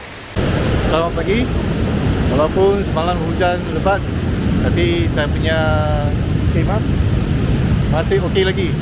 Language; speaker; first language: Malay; non-native, local second language; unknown